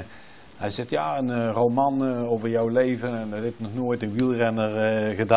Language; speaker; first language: Dutch; native; Dutch